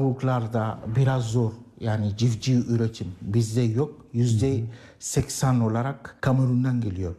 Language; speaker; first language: Turkish; non-native, learner; Arabic